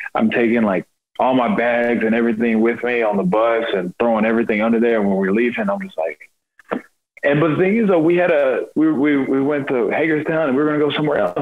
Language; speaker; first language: English; native; English